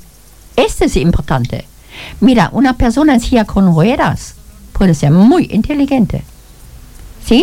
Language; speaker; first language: Spanish; non-native, learner; German